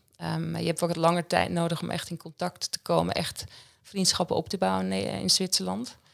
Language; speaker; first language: Dutch; non-native, fluent; Swiss German